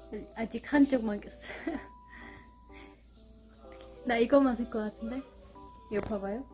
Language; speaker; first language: Korean; non-native, fluent; Turkish